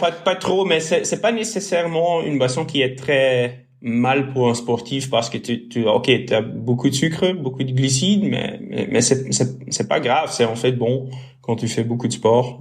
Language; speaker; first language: French; non-native, local second language; Dutch